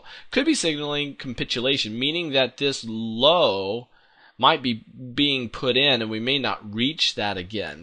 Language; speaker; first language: English; native; English